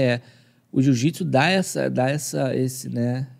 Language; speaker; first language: Portuguese; native; Portuguese